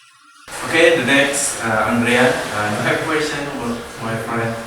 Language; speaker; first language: English; non-native, learner; Indonesian